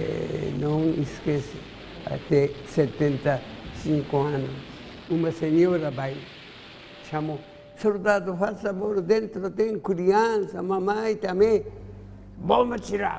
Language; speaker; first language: Portuguese; non-native, learner; Japanese